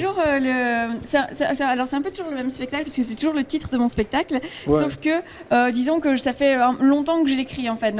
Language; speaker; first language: French; native; French